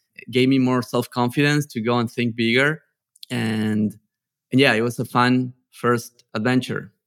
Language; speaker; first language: English; non-native, fluent; Spanish